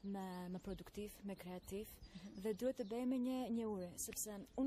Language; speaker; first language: Albanian; non-native, learner; Greek